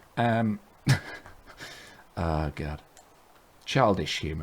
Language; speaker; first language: English; native; English